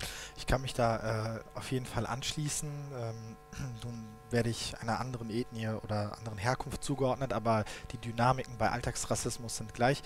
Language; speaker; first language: German; early bilingual, other home language; Kurdish